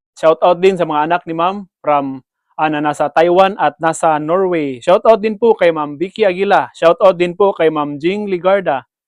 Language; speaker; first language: Filipino; non-native, local second language; Cebuano